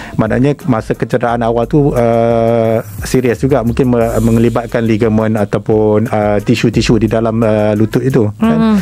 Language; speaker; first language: Malay; native; Malay